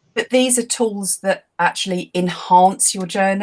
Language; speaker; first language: English; native; English